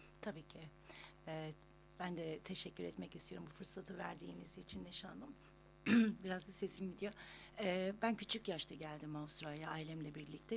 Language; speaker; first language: Turkish; early bilingual, heritage; Turkish